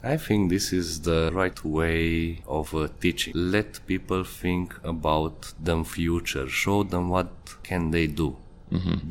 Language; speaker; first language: English; non-native, fluent; Hungarian